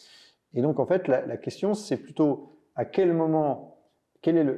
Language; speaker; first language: French; native; French